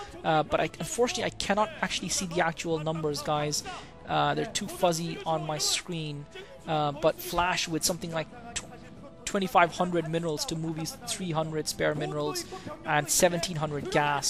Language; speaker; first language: English; native; English